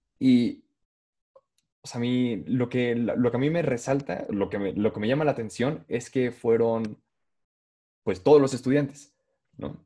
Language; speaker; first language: Spanish; native; Spanish